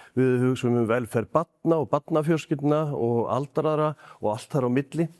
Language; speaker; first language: Icelandic; native; Icelandic